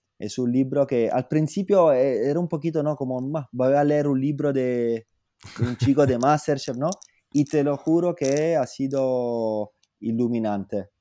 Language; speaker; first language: Spanish; non-native, fluent; Italian